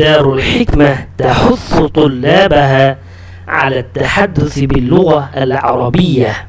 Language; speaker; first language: Arabic; non-native, fluent; Urdu